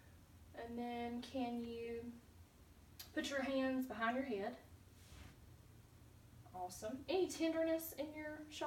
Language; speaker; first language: English; native; English